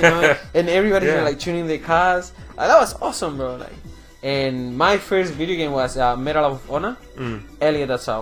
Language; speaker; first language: English; non-native, fluent; Spanish